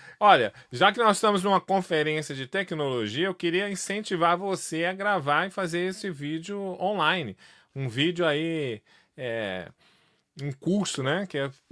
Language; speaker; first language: Portuguese; native; Portuguese